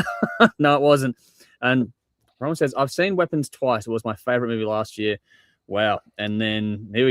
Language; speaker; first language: English; native; English